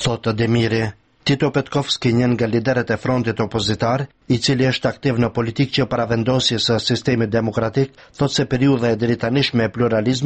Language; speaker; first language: Albanian; native; Albanian